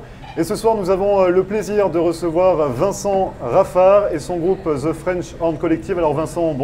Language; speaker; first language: French; native; French